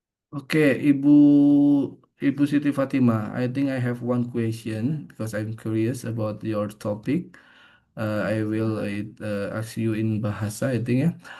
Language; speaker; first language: English; non-native, fluent; Indonesian